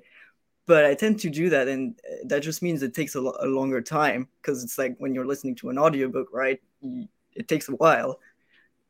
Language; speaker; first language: English; non-native, fluent; French